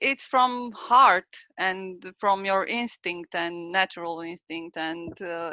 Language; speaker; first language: English; non-native, learner; Romanian